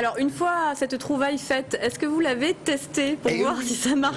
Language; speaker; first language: French; native; French